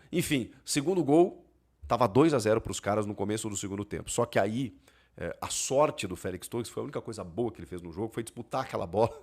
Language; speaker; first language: Portuguese; native; Portuguese